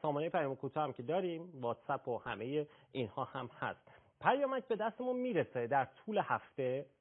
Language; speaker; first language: Persian; native; Persian